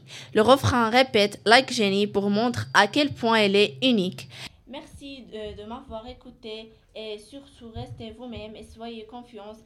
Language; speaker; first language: French; non-native, learner; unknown